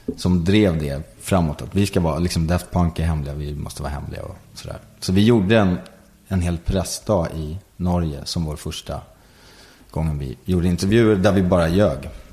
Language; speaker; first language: Swedish; native; Swedish